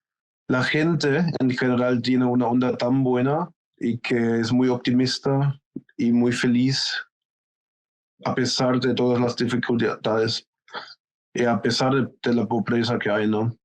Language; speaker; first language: Spanish; non-native, fluent; German